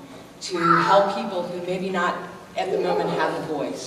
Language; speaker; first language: English; native; English